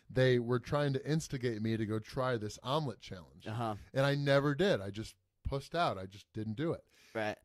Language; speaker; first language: English; native; English